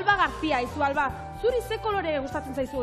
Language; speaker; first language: Basque; native; Basque